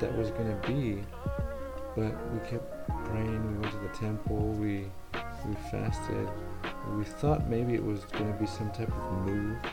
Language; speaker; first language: English; early bilingual, other home language; Spanish